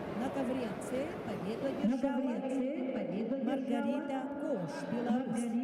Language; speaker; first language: Russian; native; Russian